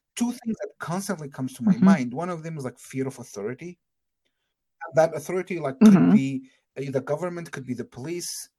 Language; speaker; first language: English; non-native, fluent; Arabic